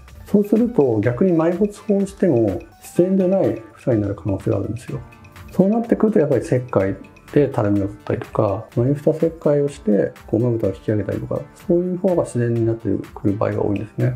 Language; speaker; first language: Japanese; native; Japanese